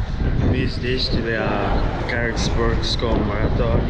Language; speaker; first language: Russian; non-native, learner; English